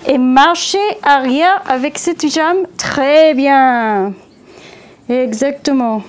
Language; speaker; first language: French; non-native, learner; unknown